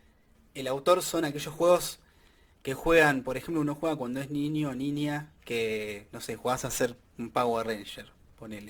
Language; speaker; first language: Spanish; native; Spanish